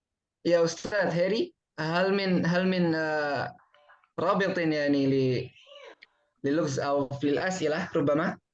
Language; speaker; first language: Arabic; non-native, fluent; Indonesian